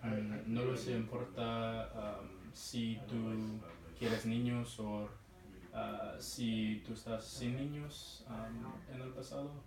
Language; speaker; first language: Spanish; non-native, learner; English